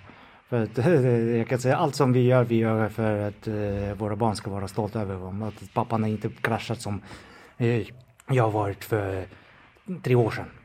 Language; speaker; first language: Swedish; non-native, fluent; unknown